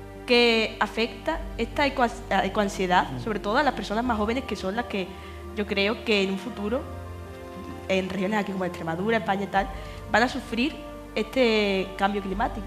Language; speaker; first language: Spanish; native; Spanish